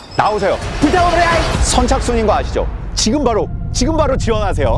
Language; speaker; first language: Korean; native; Korean